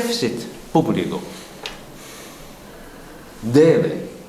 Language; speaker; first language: Spanish; non-native, learner; Chinese